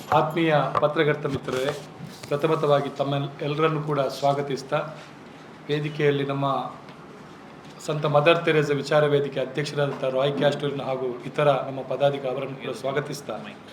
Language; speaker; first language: Kannada; native; Kannada